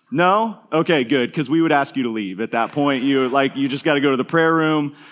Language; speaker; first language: English; native; English